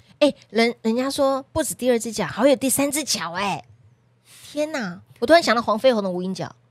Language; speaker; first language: Chinese; native; Chinese